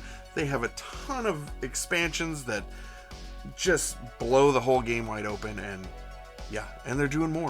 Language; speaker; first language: English; native; English